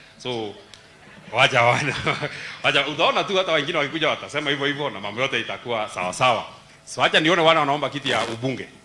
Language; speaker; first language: Swahili; non-native, local second language; Kikuyu